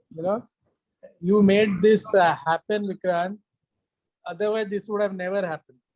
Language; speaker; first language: English; non-native, local second language; Hindi